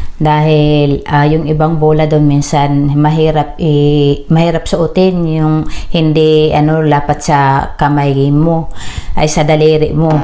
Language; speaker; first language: Filipino; native; Filipino